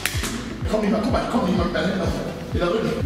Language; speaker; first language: German; native; German